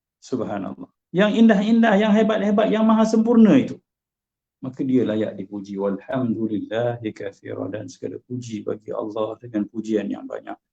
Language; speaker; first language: Malay; native; Malay